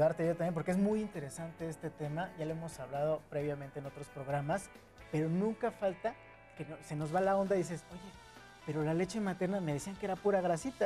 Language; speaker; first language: Spanish; native; Spanish